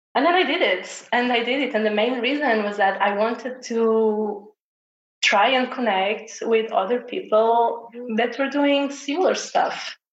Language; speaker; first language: English; non-native, fluent; Portuguese